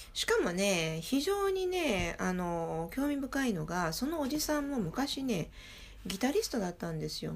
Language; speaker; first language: Japanese; native; Japanese